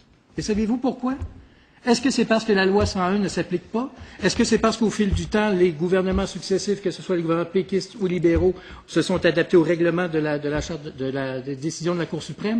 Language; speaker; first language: French; native; French